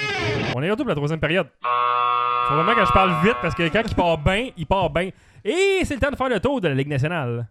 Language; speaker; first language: French; native; French